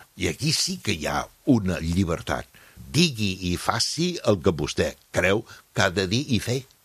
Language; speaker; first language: Catalan; non-native, fluent; English